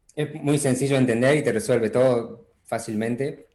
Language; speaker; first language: Spanish; native; Spanish